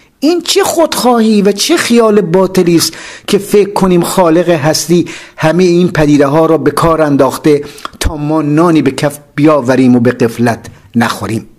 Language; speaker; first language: Persian; native; Persian